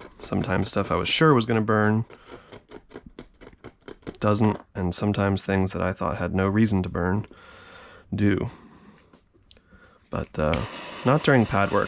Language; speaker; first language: English; native; English